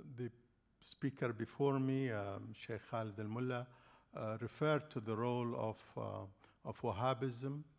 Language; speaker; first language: English; non-native, fluent; Arabic